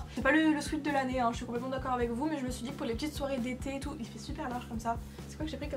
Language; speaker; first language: French; native; French